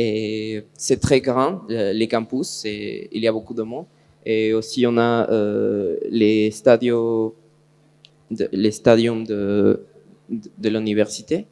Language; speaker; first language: French; non-native, learner; Spanish